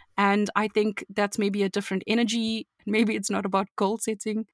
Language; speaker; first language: English; native; English